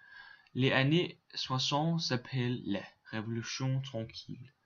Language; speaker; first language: French; non-native, learner; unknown